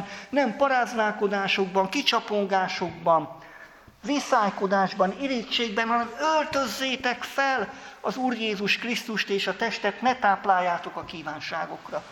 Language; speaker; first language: Hungarian; native; Hungarian